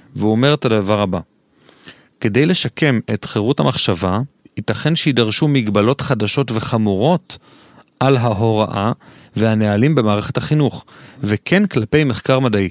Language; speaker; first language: Hebrew; native; Hebrew